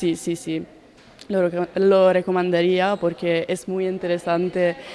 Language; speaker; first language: Spanish; non-native, learner; Italian